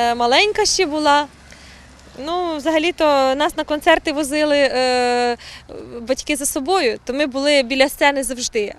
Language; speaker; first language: Ukrainian; native; Ukrainian